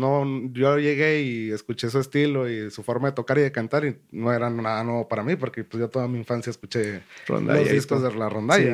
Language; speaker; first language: Spanish; native; Spanish